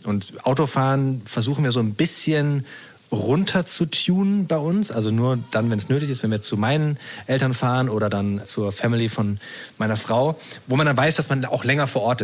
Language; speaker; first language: German; native; German